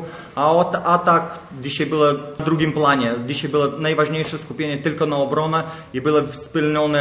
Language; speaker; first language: Polish; non-native, fluent; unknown